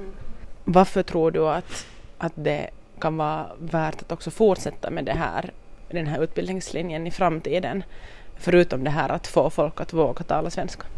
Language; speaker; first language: Swedish; native; Swedish